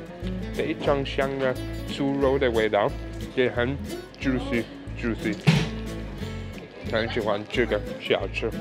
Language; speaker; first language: Chinese; non-native, fluent; German